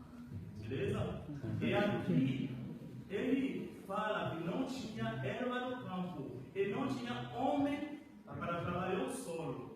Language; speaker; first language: Portuguese; non-native, learner; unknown